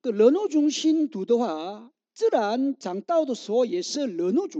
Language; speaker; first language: Chinese; non-native, learner; Korean